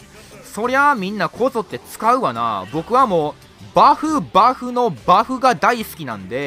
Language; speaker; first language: Japanese; native; Japanese